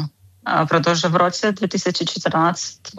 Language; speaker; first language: Czech; non-native, learner; Ukrainian